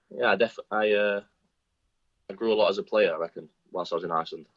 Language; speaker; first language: English; native; English